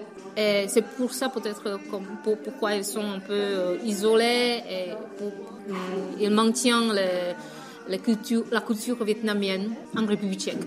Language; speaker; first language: French; non-native, fluent; Vietnamese